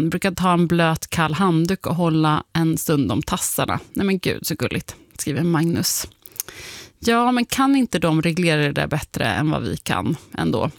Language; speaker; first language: Swedish; native; Swedish